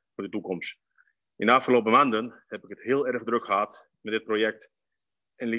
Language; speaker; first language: Dutch; non-native, fluent; Spanish